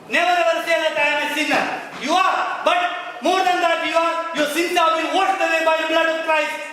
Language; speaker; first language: English; non-native, local second language; Malayalam